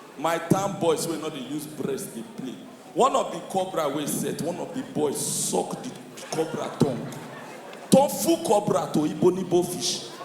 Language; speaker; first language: Nigerian Pidgin; native; Nigerian Pidgin